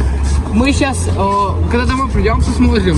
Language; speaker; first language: Russian; native; Russian